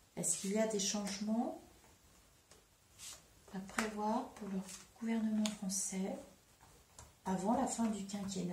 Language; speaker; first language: French; native; French